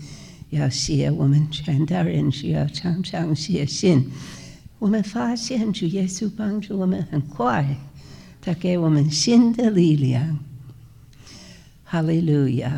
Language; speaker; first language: Chinese; non-native, fluent; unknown